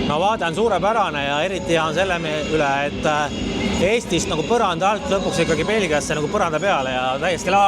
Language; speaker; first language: Estonian; native; Estonian